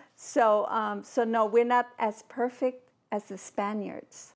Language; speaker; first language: English; early bilingual, other home language; Spanish